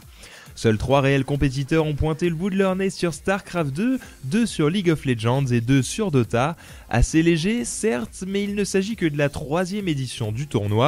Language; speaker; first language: French; native; French